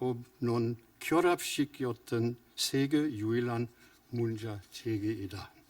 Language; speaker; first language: Korean; non-native, fluent; German